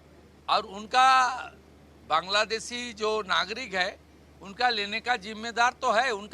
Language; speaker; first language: Hindi; non-native, local second language; Bangla